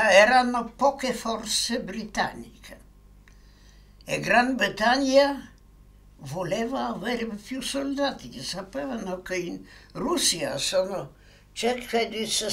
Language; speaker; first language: Italian; non-native, fluent; Polish